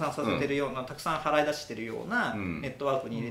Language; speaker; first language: Japanese; native; Japanese